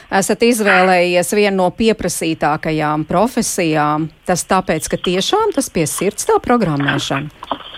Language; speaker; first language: Latvian; native; Latvian